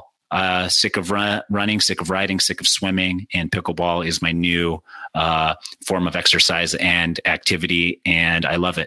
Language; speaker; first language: English; native; English